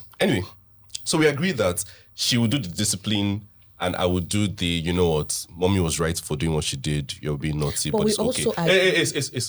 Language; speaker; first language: English; non-native, local second language; Hausa